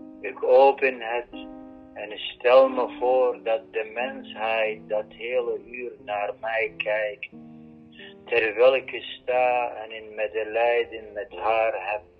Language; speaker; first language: Dutch; non-native, fluent; Arabic